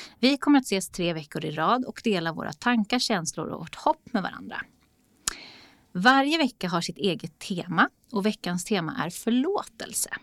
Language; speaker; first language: Swedish; native; Swedish